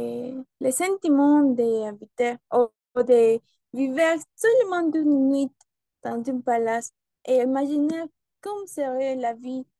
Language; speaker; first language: French; non-native, learner; Spanish